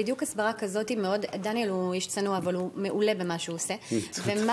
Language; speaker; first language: Hebrew; native; Hebrew